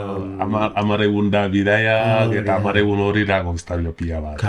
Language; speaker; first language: Basque; non-native, learner; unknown